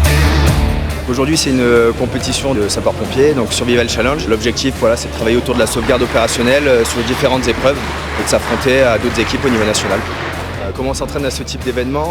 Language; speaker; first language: French; native; French